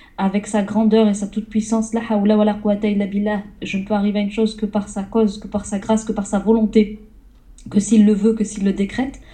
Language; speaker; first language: French; early bilingual, other home language; Arabic